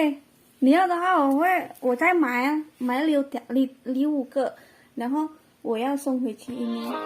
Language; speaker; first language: Chinese; non-native, fluent; Indonesian